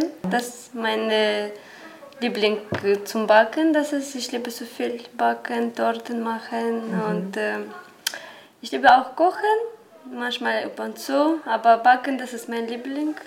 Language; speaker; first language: German; non-native, learner; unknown